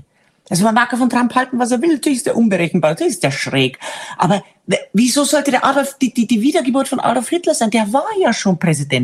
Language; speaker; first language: German; native; German